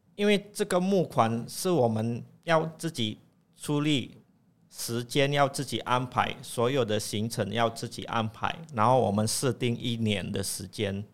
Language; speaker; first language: Chinese; non-native, fluent; Indonesian